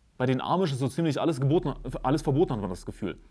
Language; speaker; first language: German; native; German